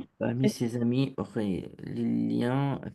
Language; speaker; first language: French; non-native, learner; Romanian